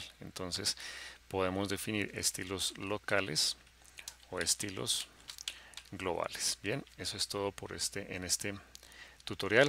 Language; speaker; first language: Spanish; native; Spanish